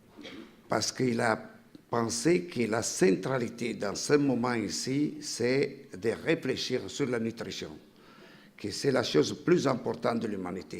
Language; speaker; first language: French; non-native, fluent; Italian